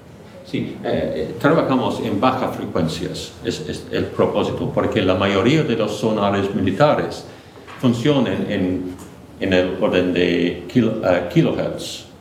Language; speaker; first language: Spanish; non-native, fluent; English